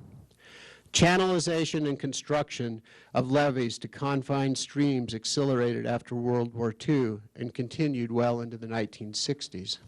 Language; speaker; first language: English; native; English